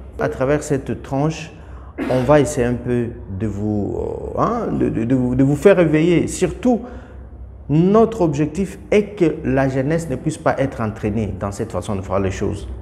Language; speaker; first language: French; non-native, local second language; Lingala